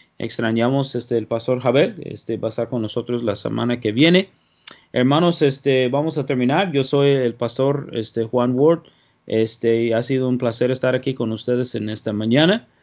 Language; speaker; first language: Spanish; non-native, fluent; English